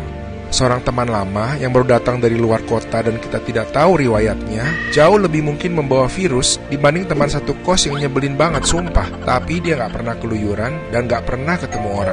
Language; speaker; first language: Indonesian; native; Indonesian